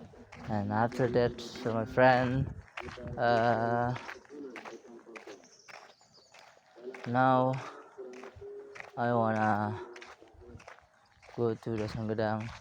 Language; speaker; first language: English; non-native, learner; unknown